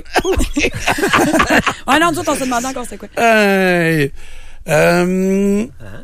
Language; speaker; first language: French; native; French